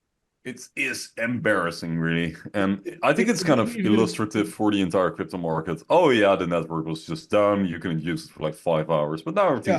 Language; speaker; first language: English; non-native, fluent; Dutch